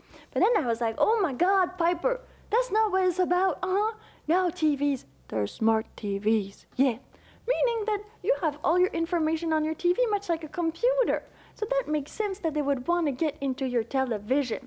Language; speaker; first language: English; non-native, fluent; French